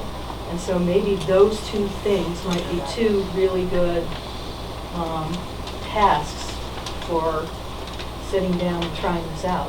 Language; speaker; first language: English; native; English